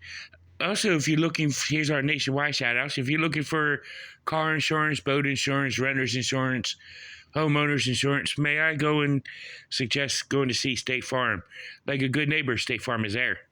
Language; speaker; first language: English; native; English